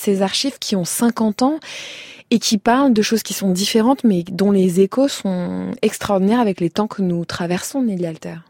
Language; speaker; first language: French; native; French